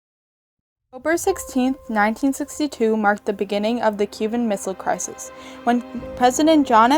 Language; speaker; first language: English; native; English